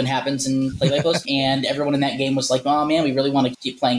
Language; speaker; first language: English; native; English